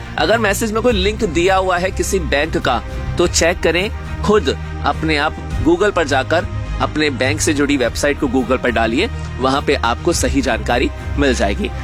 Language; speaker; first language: Hindi; native; Hindi